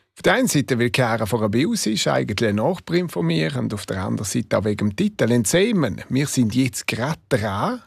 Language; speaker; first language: German; non-native, local second language; Romansh